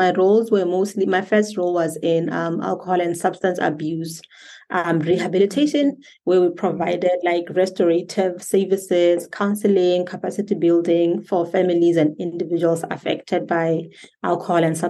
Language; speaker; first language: English; non-native, local second language; Tswana